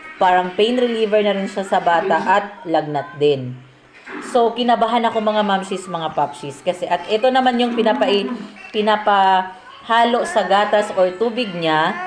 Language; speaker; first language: Filipino; non-native, local second language; Cebuano